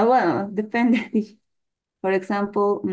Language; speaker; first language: English; non-native, learner; Spanish